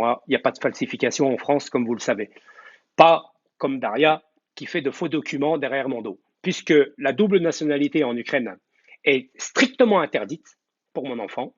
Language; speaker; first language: French; native; French